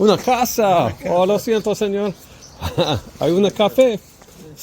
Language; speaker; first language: Spanish; non-native, learner; English